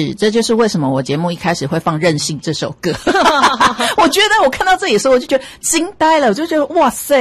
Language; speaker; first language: Chinese; native; Chinese